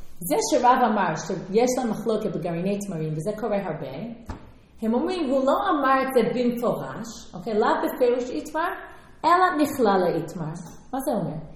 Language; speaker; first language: Hebrew; non-native, fluent; English